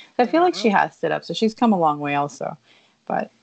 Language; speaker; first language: English; early bilingual, other home language; Spanish